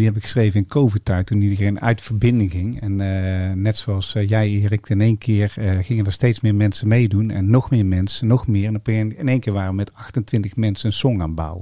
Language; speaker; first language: Dutch; native; Dutch